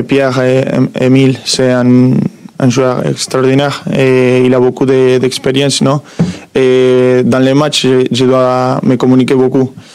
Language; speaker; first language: French; non-native, fluent; Spanish